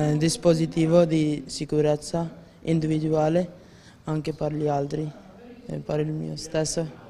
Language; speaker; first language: Italian; non-native, learner; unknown